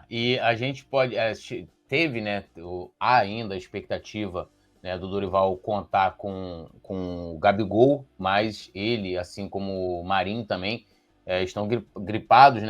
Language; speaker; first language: Portuguese; native; Portuguese